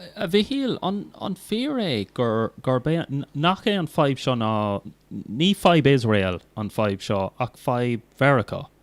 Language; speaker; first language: Irish; non-native, local second language; English